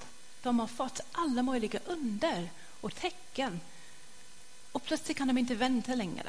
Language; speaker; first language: Swedish; non-native, fluent; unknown